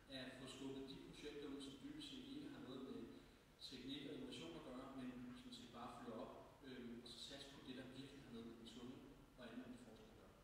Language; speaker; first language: Danish; native; Danish